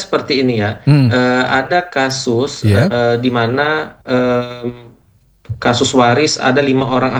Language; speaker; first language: Indonesian; native; Indonesian